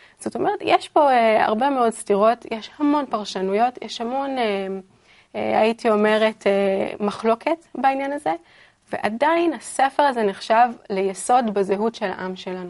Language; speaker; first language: Hebrew; native; Hebrew